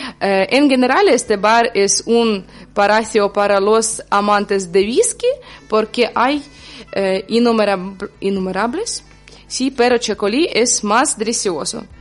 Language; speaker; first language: Spanish; non-native, learner; Ukrainian